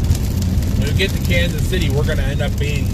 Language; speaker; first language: English; native; English